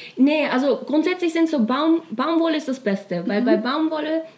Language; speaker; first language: German; native; German